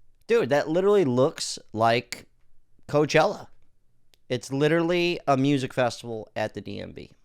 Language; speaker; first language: English; native; English